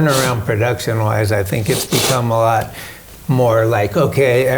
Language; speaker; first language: English; native; English